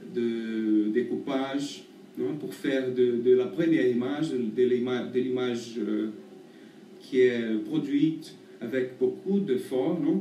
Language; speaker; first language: French; non-native, fluent; Portuguese